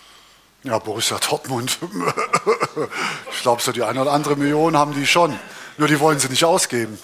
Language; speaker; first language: German; native; German